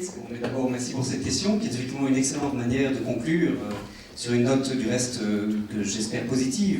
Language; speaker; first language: French; native; French